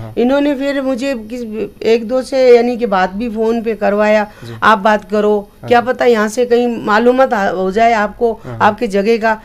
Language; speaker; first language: Urdu; early bilingual, other home language; Nepali